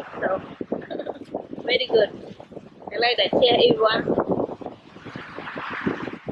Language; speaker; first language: English; non-native, learner; Khmer